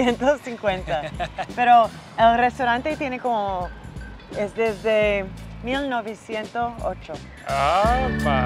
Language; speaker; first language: Spanish; early bilingual, other home language; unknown